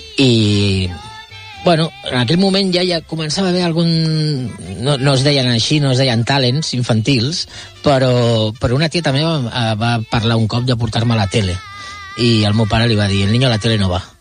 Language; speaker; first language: Catalan; non-native, local second language; Spanish